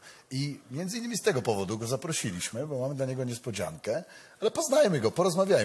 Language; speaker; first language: Polish; native; Polish